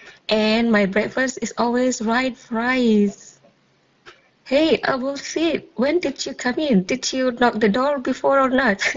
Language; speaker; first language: English; non-native, fluent; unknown